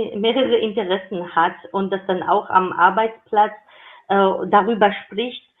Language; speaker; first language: German; non-native, fluent; Georgian